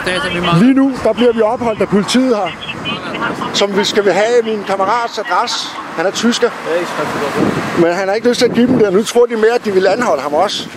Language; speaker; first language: Danish; native; Danish